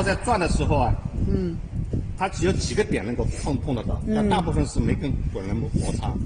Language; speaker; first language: Chinese; native; Chinese